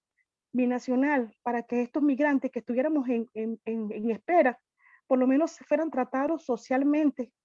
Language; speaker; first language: Spanish; native; Spanish